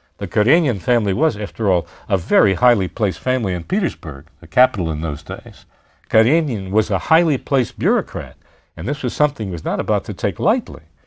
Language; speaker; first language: English; native; English